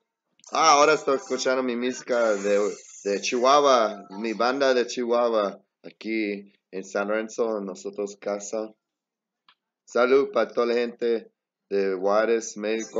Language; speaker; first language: Spanish; early bilingual, heritage; English